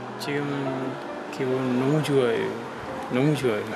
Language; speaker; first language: Korean; non-native, learner; Sinhala